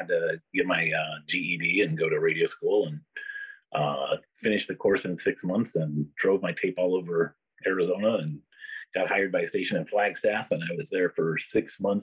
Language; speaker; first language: English; native; English